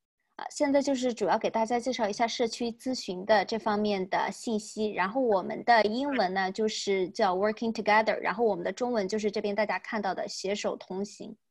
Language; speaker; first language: Chinese; native; Chinese